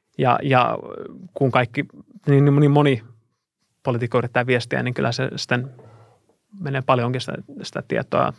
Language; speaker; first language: Finnish; non-native, fluent; Russian